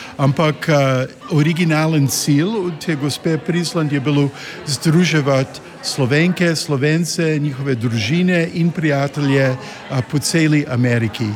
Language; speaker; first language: Slovenian; early bilingual, heritage; Slovenian